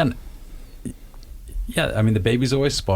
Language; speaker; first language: English; native; English